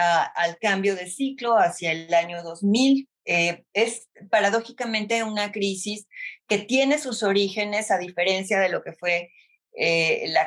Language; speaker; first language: Spanish; native; Spanish